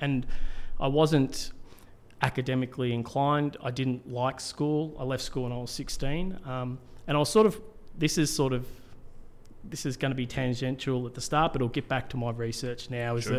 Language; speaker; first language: English; native; English